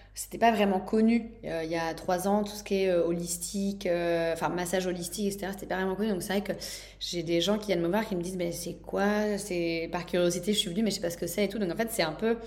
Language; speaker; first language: French; native; French